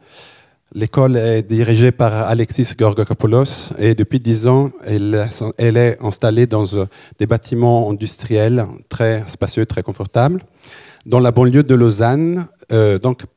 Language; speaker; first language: French; native; French